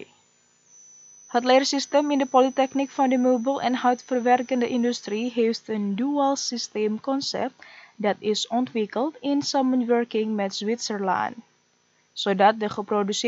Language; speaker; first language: Dutch; non-native, fluent; Indonesian